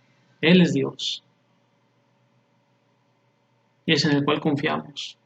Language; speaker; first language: Spanish; native; Spanish